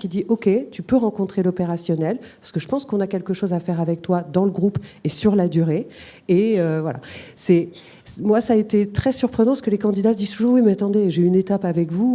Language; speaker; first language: French; native; French